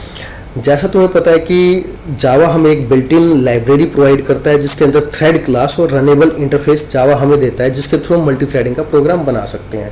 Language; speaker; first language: Hindi; native; Hindi